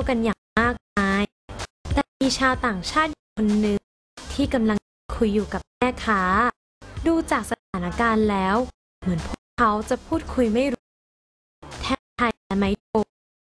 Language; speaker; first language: Thai; native; Thai